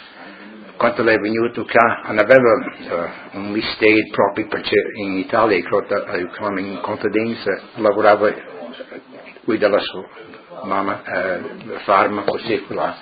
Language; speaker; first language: Italian; early bilingual, heritage; Friulian